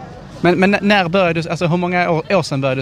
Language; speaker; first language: Swedish; native; Swedish